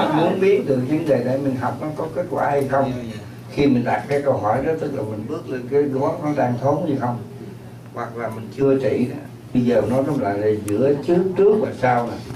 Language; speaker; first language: Vietnamese; early bilingual, heritage; Vietnamese